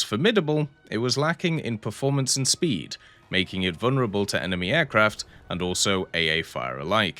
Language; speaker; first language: English; native; English